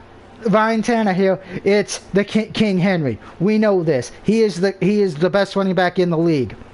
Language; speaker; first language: English; native; English